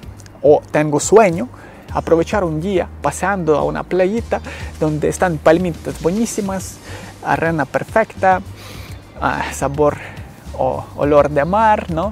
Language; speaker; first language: Spanish; non-native, learner; Ukrainian